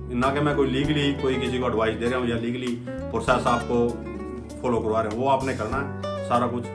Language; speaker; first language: Hindi; native; Hindi